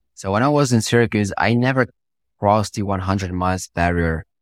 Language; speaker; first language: English; non-native, fluent; Italian